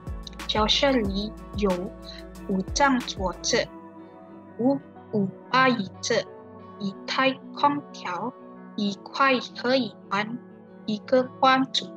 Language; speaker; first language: Chinese; non-native, learner; Indonesian